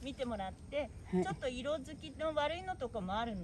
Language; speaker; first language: Japanese; native; Japanese